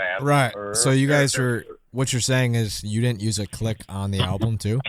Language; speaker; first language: English; native; English